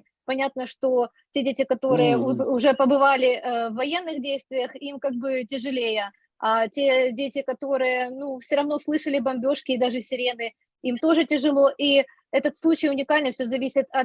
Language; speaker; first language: Russian; non-native, local second language; Ukrainian